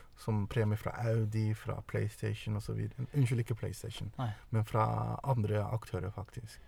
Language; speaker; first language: Norwegian; early bilingual, other home language; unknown